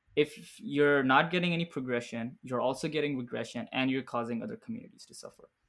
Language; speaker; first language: English; early bilingual, other home language; Arabic